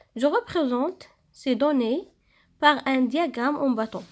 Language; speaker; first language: French; non-native, local second language; Arabic